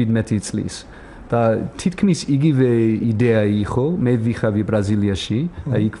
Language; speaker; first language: Georgian; non-native, learner; English